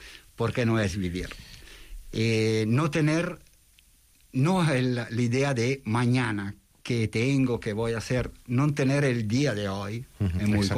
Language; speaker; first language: Spanish; non-native, fluent; Italian